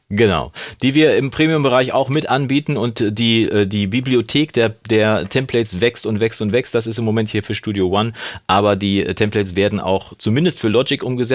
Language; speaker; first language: German; native; German